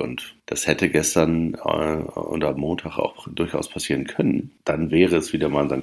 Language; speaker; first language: German; native; German